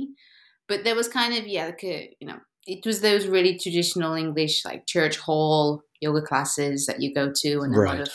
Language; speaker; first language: English; native; English